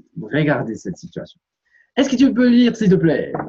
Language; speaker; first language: French; non-native, fluent; Portuguese